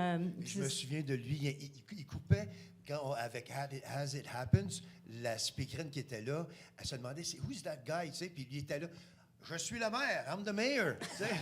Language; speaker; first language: French; native; French